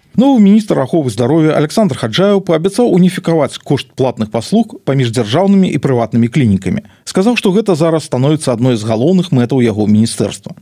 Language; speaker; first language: Belarusian; native; Belarusian